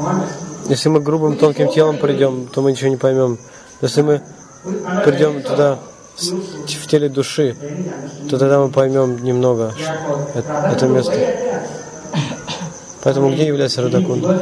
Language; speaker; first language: Russian; non-native, fluent; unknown